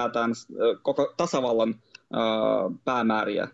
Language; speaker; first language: Finnish; non-native, fluent; Russian